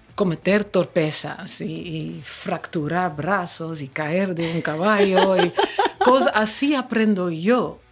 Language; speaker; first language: Spanish; non-native, fluent; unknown